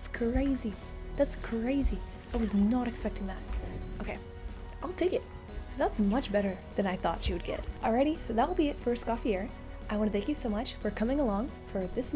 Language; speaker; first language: English; native; English